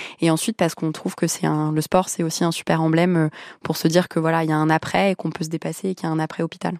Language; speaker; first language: French; early bilingual, other home language; Arabic